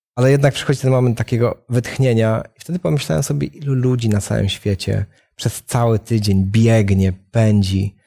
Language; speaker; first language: Polish; native; Polish